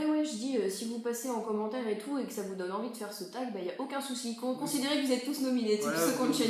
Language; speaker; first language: French; native; French